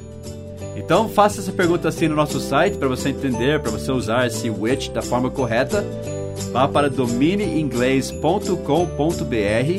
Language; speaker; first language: Portuguese; non-native, fluent; English